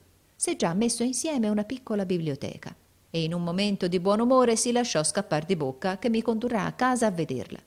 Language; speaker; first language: Italian; native; Italian